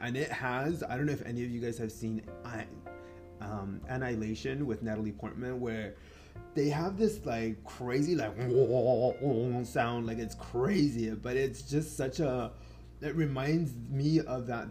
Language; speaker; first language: English; non-native, fluent; Spanish